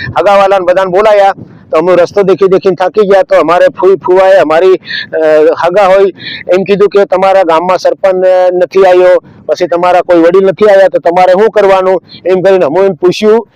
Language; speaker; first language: Gujarati; native; Gujarati